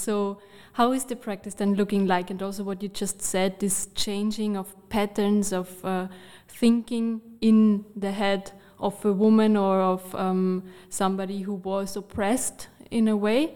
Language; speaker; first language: English; non-native, fluent; German